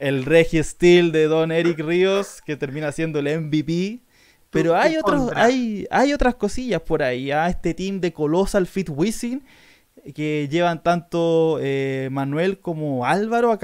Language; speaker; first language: Spanish; native; Spanish